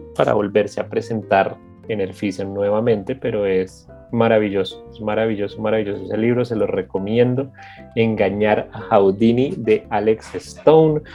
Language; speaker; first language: Spanish; native; Spanish